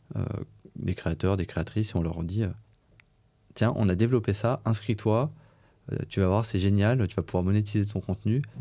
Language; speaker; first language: French; native; French